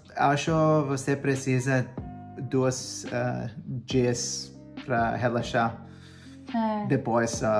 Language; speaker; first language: Portuguese; non-native, learner; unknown